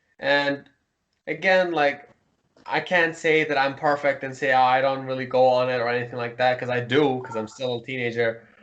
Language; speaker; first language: English; early bilingual, heritage; Mongolian